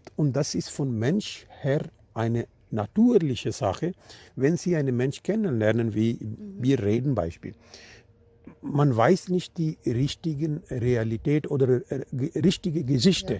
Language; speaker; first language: German; non-native, learner; Urdu